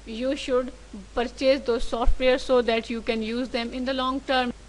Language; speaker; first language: English; non-native, local second language; Urdu